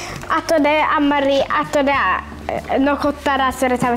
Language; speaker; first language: Japanese; early bilingual, heritage; Swedish